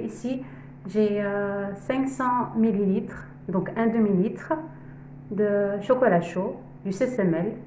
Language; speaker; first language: French; non-native, local second language; Arabic